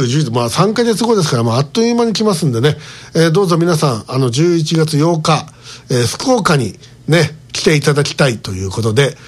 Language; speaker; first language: Japanese; native; Japanese